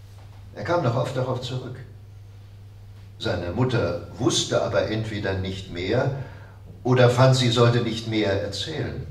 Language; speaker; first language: German; native; German